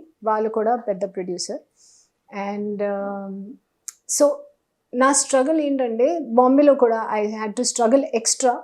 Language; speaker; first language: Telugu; non-native, local second language; Hindi